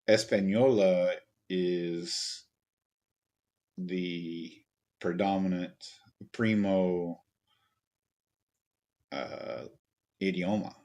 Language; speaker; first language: Spanish; non-native, learner; English